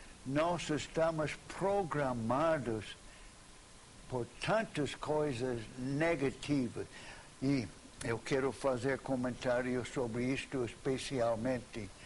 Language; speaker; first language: Portuguese; non-native, fluent; English